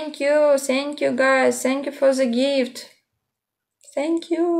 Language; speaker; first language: English; non-native, learner; Ukrainian